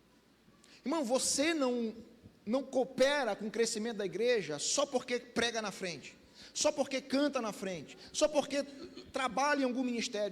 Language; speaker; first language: Portuguese; native; Portuguese